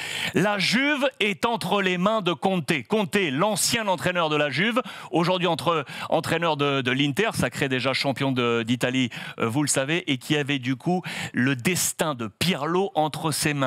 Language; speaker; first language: French; native; French